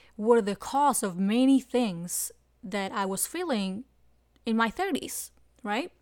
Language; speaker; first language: English; non-native, fluent; Spanish